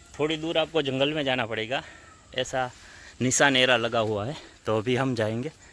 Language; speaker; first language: Hindi; non-native, local second language; Gujarati